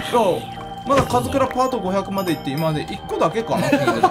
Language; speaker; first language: Japanese; native; Japanese